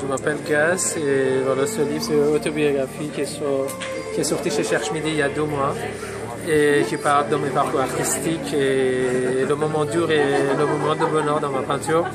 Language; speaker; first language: French; non-native, fluent; Persian